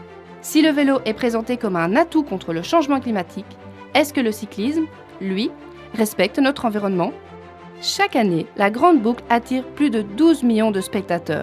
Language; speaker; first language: French; native; French